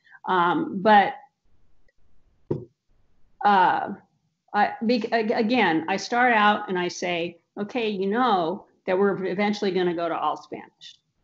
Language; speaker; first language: English; native; English